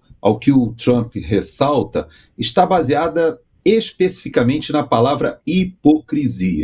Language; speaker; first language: Portuguese; native; Portuguese